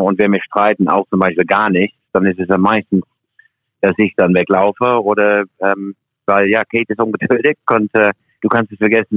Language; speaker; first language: German; non-native, fluent; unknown